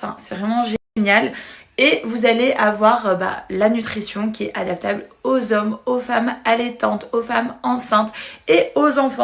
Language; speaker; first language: French; native; French